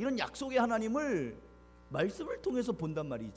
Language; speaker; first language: Korean; native; Korean